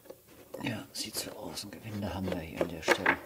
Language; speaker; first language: German; native; German